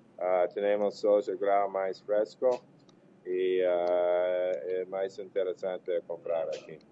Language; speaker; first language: Portuguese; non-native, fluent; English